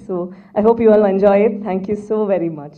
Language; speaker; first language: Telugu; non-native, local second language; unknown